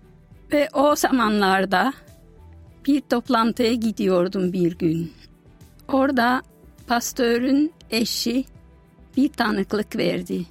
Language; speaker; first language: Turkish; non-native, fluent; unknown